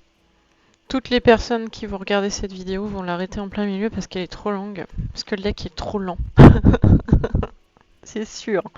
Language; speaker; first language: French; native; French